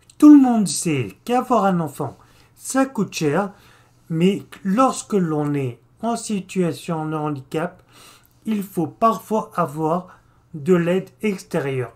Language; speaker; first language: French; native; French